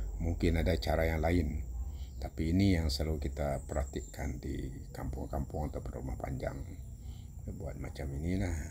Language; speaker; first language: Malay; non-native, local second language; Iban